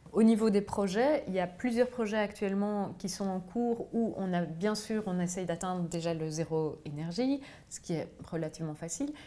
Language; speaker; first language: French; native; French